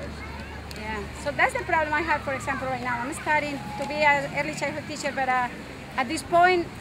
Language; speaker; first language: English; non-native, learner; Spanish